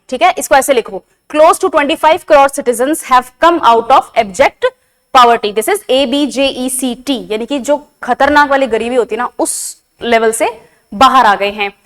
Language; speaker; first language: Hindi; native; Hindi